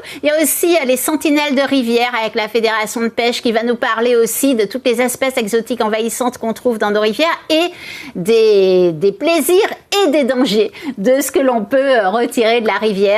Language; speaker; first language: French; native; French